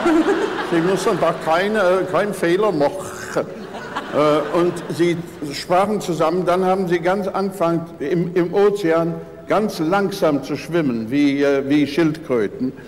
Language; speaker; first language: German; non-native, fluent; English